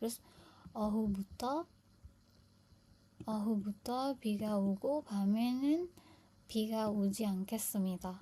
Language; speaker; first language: Korean; non-native, fluent; Indonesian